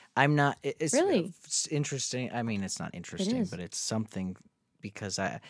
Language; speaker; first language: English; native; English